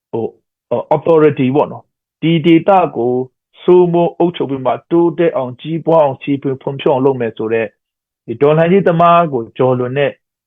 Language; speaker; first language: Burmese; non-native, local second language; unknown